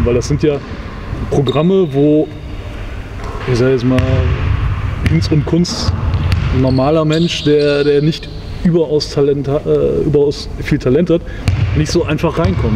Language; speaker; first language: German; native; German